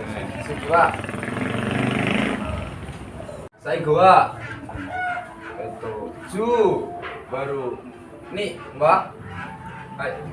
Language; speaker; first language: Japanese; non-native, learner; Indonesian